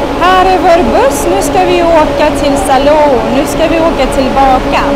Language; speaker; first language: Swedish; non-native, fluent; Russian